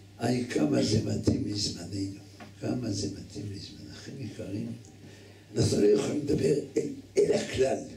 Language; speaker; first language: Hebrew; native; Hebrew